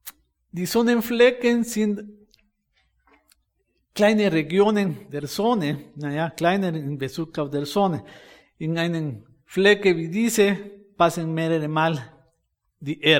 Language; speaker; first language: German; non-native, fluent; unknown